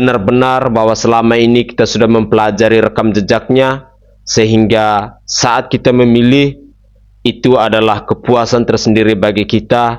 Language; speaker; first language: Indonesian; native; Indonesian